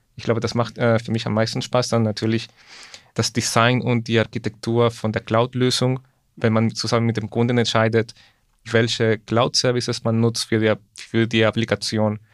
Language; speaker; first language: German; non-native, fluent; Spanish